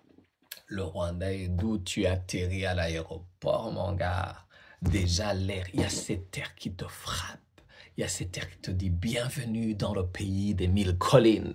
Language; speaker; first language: French; native; French